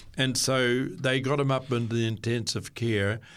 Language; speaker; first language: English; native; English